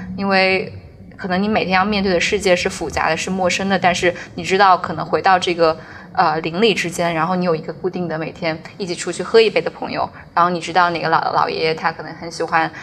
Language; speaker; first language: Chinese; native; Chinese